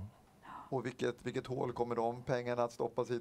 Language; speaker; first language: Swedish; native; Swedish